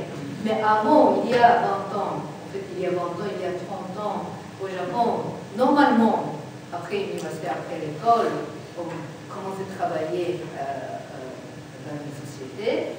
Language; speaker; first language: French; non-native, learner; Japanese